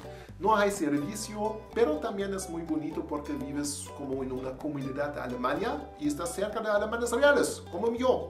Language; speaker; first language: Spanish; non-native, learner; German